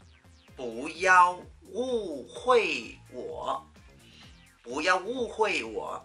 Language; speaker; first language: Chinese; non-native, fluent; Vietnamese